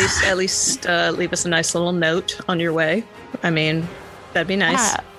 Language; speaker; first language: English; native; English